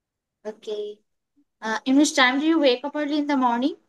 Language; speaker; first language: English; non-native, learner; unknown